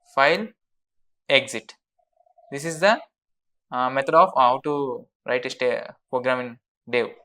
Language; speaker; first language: English; non-native, local second language; Telugu